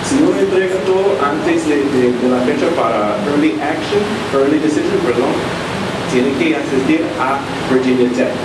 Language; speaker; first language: Spanish; non-native, fluent; English